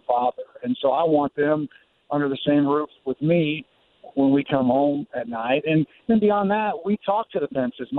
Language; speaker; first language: English; native; English